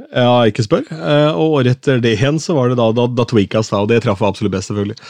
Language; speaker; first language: Norwegian; native; Norwegian